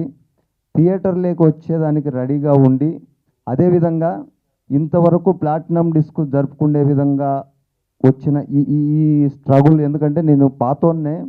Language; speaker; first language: Telugu; native; Telugu